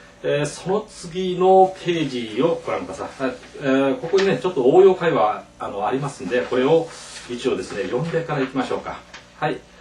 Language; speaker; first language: Japanese; non-native, fluent; Korean